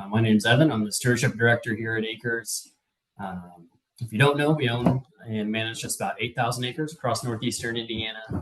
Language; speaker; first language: English; native; English